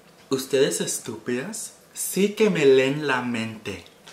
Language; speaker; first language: Spanish; early bilingual, heritage; Spanish